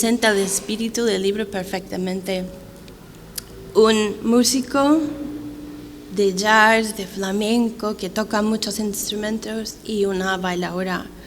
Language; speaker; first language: Spanish; non-native, fluent; English